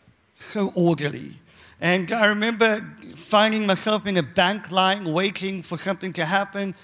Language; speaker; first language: English; native; English